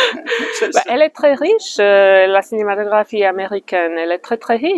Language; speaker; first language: French; non-native, fluent; Slovak